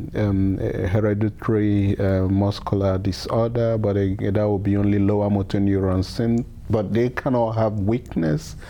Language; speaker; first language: English; non-native, local second language; Igbo